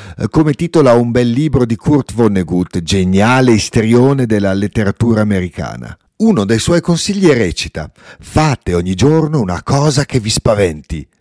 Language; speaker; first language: Italian; non-native, local second language; Ladin